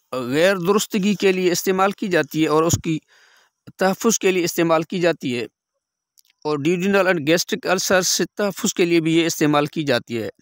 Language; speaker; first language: Urdu; non-native, local second language; Sindhi